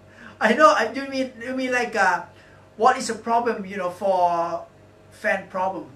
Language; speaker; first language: English; non-native, learner; Thai